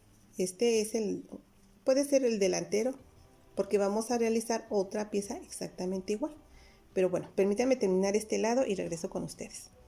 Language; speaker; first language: Spanish; native; Spanish